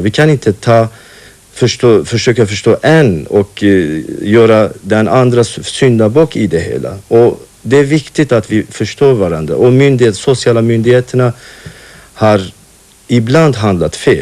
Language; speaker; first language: Swedish; non-native, fluent; Kurdish